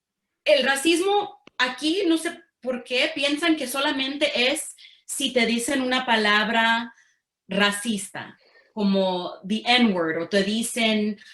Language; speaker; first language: Spanish; early bilingual, heritage; Spanish